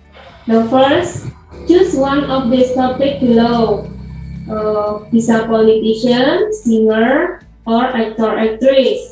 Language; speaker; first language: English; non-native, learner; Indonesian